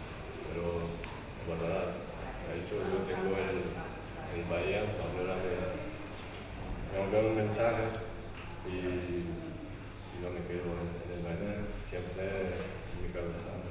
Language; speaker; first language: Spanish; non-native, learner; French